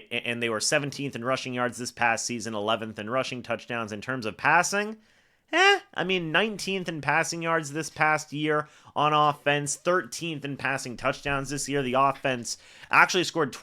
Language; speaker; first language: English; native; English